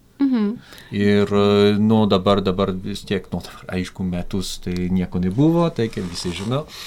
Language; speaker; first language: Lithuanian; non-native, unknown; French